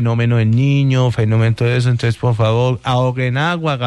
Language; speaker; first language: Spanish; native; Spanish